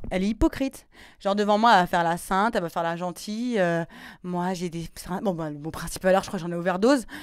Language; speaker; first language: French; native; French